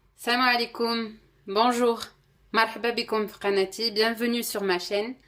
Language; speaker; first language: French; non-native, local second language; Arabic